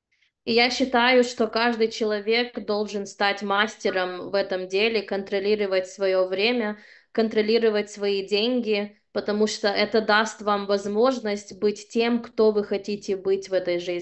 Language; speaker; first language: Russian; early bilingual, heritage; Russian